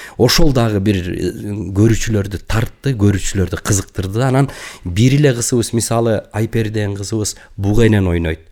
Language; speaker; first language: Kyrgyz; native; Kyrgyz